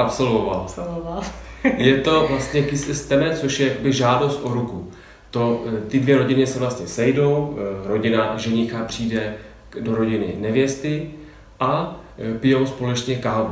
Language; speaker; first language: Czech; native; Czech